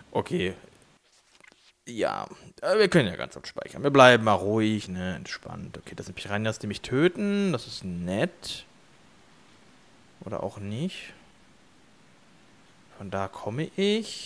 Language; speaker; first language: German; native; German